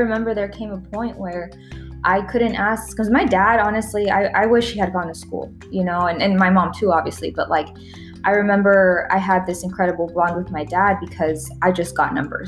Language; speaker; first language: English; early bilingual, other home language; Spanish